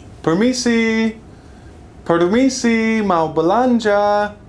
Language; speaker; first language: Indonesian; non-native, fluent; English